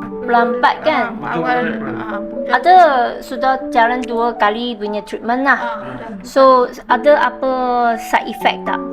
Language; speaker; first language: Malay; non-native, local second language; Chinese